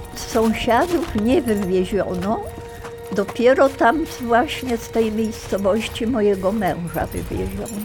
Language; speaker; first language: Polish; native; Polish